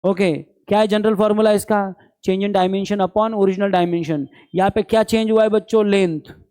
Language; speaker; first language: Hindi; non-native, local second language; Marathi